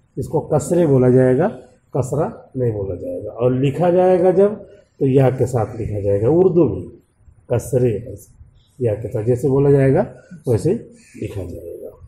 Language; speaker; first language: Urdu; native; Urdu